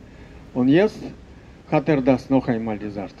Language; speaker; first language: German; non-native, fluent; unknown